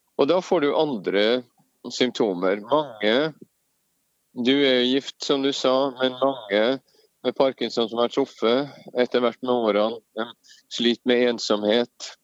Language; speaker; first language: Norwegian; native; Norwegian